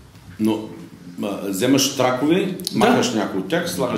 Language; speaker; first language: Bulgarian; native; Bulgarian